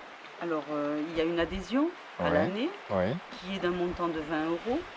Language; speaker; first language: French; native; French